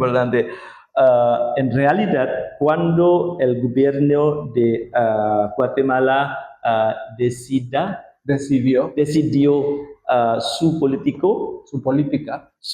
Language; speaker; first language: Spanish; non-native, learner; Indonesian